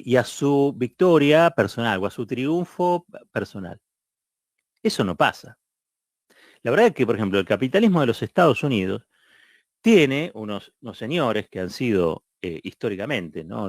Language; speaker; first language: Spanish; native; Spanish